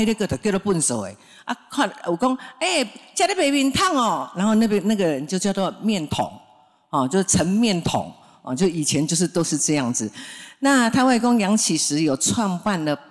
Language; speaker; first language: Chinese; non-native, local second language; Min Nan Chinese